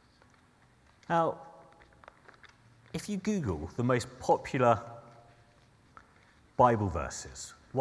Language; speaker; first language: English; native; English